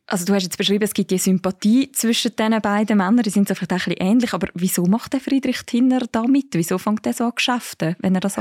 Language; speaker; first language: German; native; German